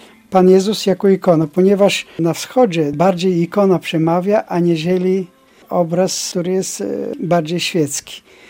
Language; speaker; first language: Polish; non-native, fluent; Bulgarian